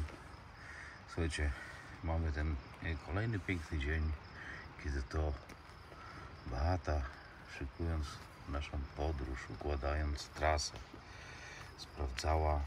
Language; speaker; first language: Polish; native; Polish